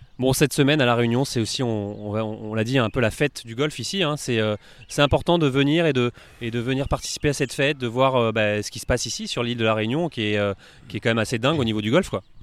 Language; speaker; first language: French; native; French